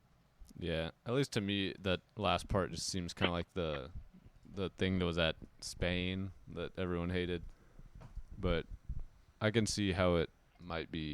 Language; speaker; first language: English; native; English